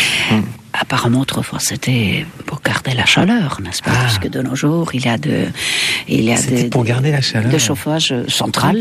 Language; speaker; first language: French; non-native, fluent; Estonian